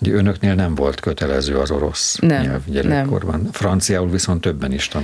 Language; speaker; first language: Hungarian; native; Hungarian